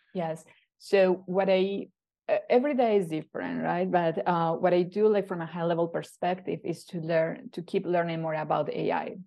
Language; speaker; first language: English; non-native, fluent; Spanish